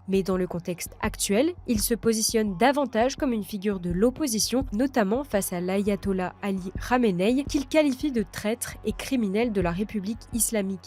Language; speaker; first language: French; native; French